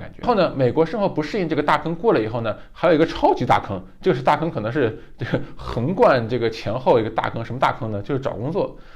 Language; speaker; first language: Chinese; native; Chinese